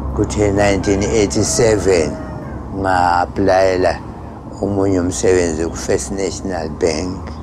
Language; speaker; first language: Zulu; native; Zulu